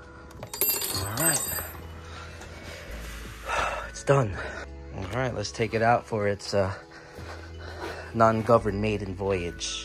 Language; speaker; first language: English; native; English